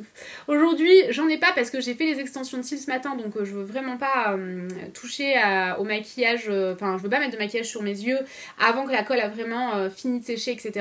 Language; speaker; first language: French; native; French